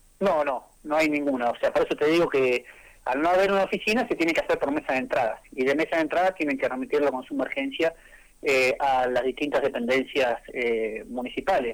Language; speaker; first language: Spanish; native; Spanish